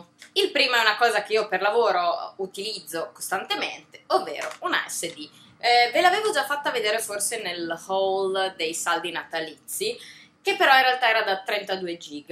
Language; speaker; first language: Italian; native; Italian